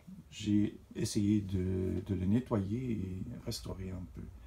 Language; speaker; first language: French; non-native, fluent; Dutch